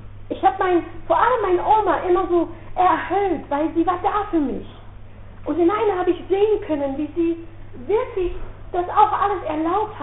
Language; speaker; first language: German; non-native, fluent; Dutch